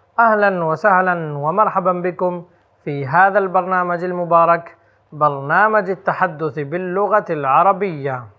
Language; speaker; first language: Urdu; native; Urdu